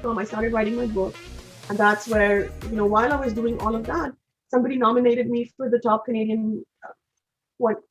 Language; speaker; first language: English; non-native, local second language; Hindi